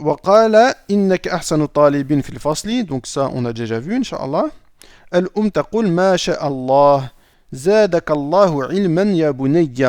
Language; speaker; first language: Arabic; non-native, fluent; French